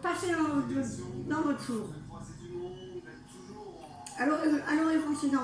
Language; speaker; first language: French; early bilingual, other home language; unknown